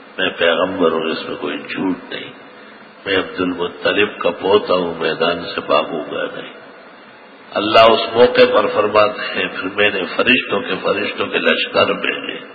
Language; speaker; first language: Urdu; non-native, local second language; Pashto